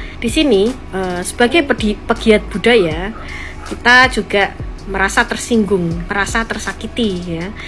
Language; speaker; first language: Indonesian; native; Indonesian